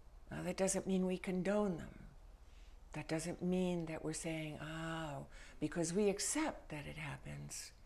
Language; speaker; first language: English; native; English